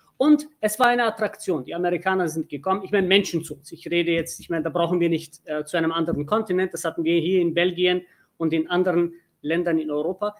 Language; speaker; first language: German; early bilingual, other home language; Turkish